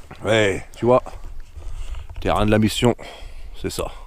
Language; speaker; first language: French; native; French